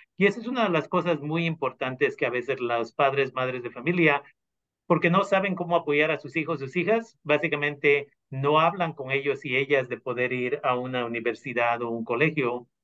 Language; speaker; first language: Spanish; native; Spanish